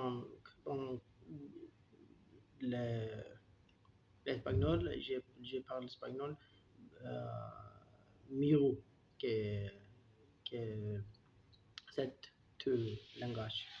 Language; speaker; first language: French; non-native, learner; Turkish